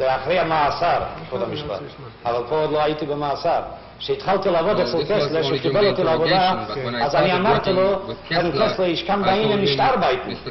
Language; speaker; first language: Hebrew; non-native, fluent; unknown